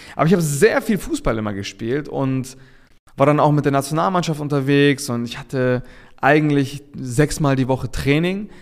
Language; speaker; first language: German; early bilingual, other home language; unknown